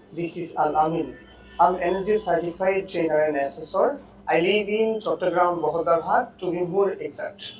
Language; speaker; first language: English; non-native, learner; Bangla